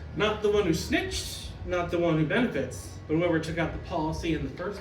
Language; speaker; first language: English; native; English